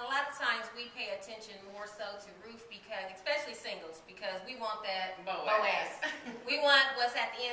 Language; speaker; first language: English; native; English